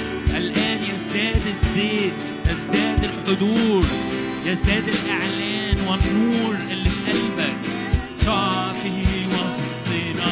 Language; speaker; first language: Arabic; native; Arabic